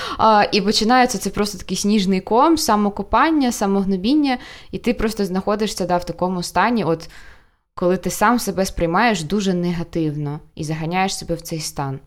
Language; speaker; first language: Ukrainian; non-native, local second language; Russian